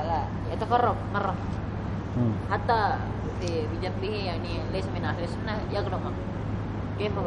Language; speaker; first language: Arabic; non-native, learner; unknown